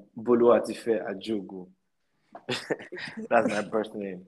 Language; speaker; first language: English; non-native, local second language; Yoruba